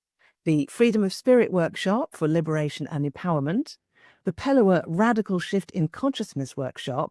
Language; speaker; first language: English; native; English